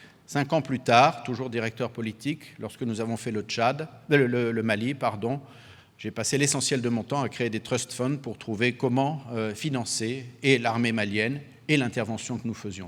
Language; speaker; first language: French; native; French